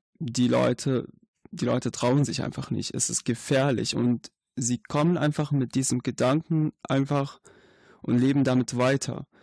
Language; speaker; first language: German; non-native, fluent; Arabic